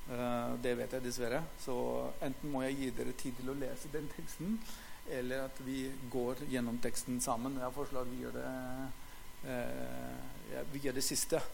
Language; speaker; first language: Norwegian; non-native, fluent; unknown